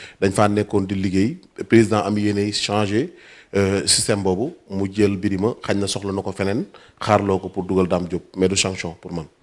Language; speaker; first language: Wolof; native; Wolof